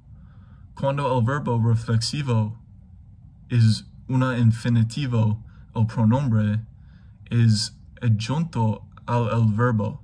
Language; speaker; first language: Spanish; non-native, learner; English